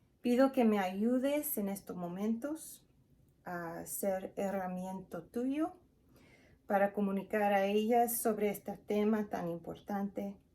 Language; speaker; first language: Spanish; non-native, fluent; English